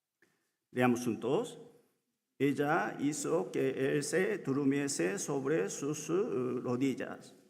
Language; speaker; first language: Spanish; non-native, learner; Korean